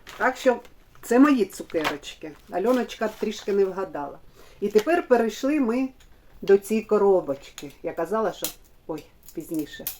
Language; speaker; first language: Ukrainian; non-native, local second language; Russian